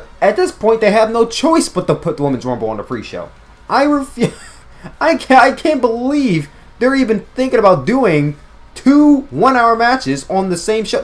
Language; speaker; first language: English; native; English